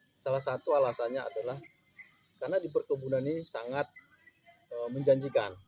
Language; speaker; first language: Indonesian; native; Indonesian